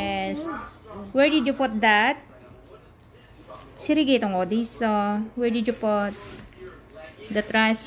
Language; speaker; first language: English; non-native, local second language; Filipino